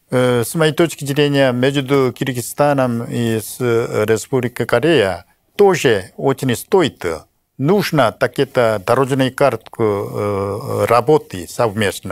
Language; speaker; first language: Russian; non-native, learner; Korean